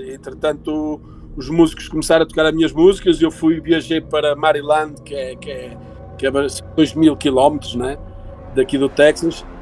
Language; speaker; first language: Portuguese; early bilingual, heritage; Portuguese